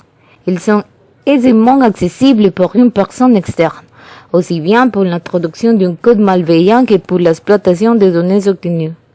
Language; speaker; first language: French; non-native, learner; Spanish